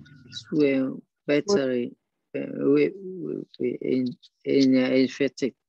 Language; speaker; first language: English; non-native, learner; Vietnamese